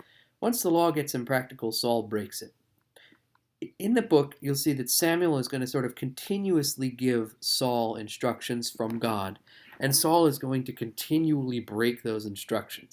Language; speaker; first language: English; native; English